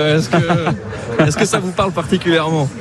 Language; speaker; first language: French; native; French